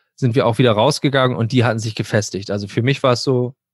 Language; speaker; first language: German; native; German